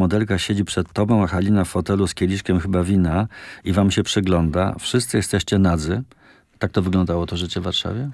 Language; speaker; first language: Polish; native; Polish